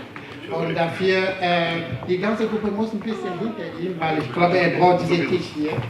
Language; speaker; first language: German; non-native, fluent; French